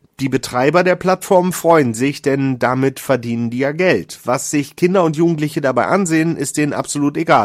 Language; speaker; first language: German; native; German